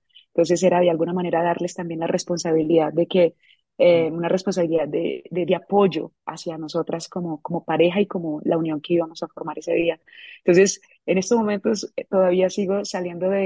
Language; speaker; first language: Spanish; native; Spanish